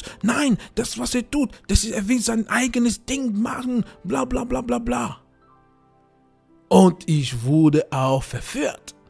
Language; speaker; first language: German; non-native, fluent; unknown